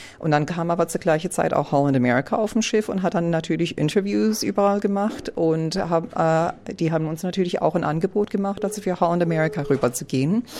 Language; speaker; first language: German; early bilingual, heritage; English